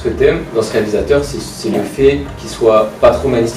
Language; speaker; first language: French; native; French